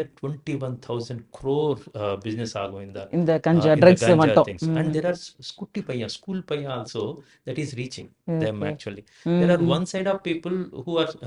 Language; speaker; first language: Tamil; non-native, learner; Telugu